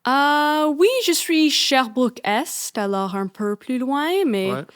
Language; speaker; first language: French; non-native, fluent; English